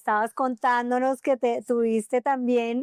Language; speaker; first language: Spanish; native; Spanish